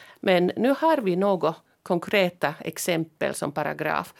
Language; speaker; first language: Swedish; non-native, local second language; Finnish